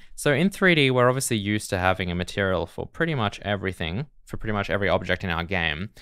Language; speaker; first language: English; native; English